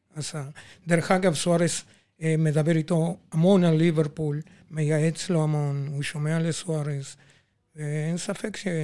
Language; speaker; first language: Hebrew; non-native, fluent; Spanish